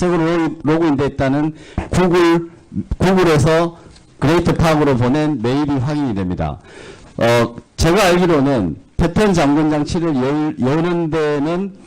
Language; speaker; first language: Korean; native; Korean